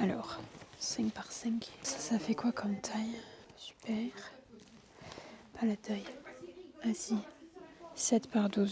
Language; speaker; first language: French; native; French